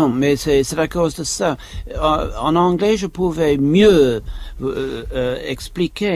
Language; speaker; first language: French; non-native, fluent; English